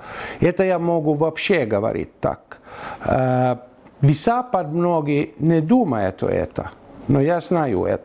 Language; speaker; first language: Russian; non-native, learner; Finnish